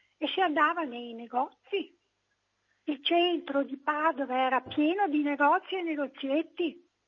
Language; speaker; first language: Italian; native; Italian